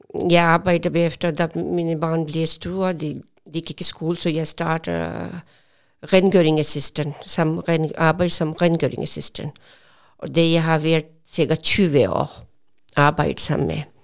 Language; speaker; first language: Danish; non-native, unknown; Urdu